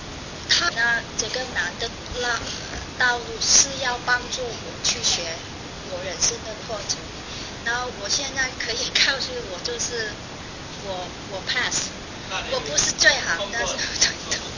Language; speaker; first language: Chinese; non-native, fluent; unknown